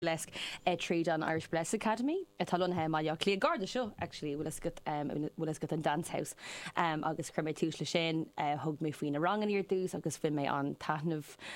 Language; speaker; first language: Irish; non-native, local second language; English